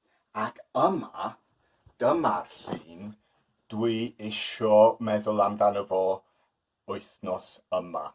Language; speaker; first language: Welsh; non-native, learner; English